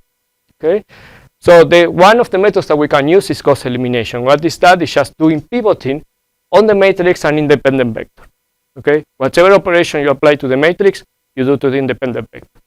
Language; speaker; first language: English; non-native, fluent; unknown